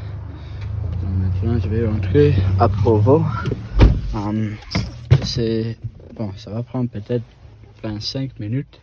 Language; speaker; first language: French; non-native, fluent; English